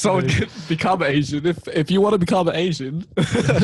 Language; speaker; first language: English; native; English